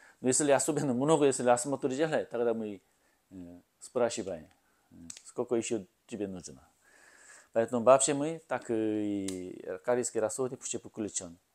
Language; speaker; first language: Russian; non-native, learner; Korean